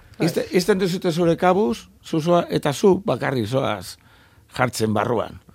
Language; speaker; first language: Basque; non-native, local second language; Spanish